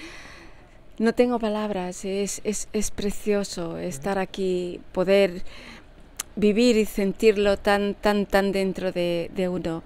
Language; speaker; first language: Spanish; early bilingual, heritage; Spanish